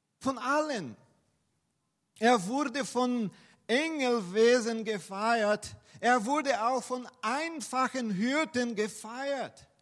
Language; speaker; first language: German; non-native, fluent; Portuguese